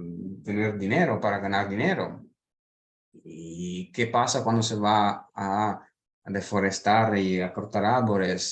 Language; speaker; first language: Spanish; non-native, fluent; Italian